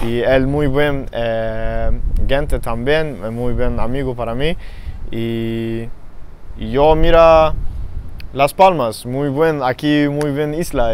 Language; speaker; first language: Spanish; non-native, learner; Swedish